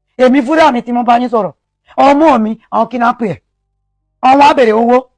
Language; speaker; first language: Yoruba; non-native, local second language; Fula